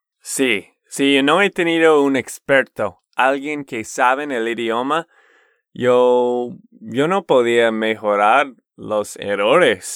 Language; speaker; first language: Spanish; non-native, fluent; English